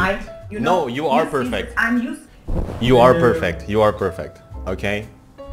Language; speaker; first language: English; non-native, fluent; Indonesian